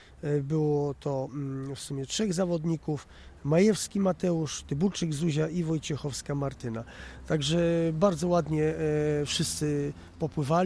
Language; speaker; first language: Polish; native; Polish